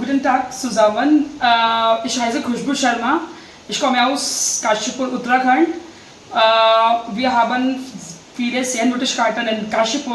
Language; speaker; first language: German; non-native, fluent; Hindi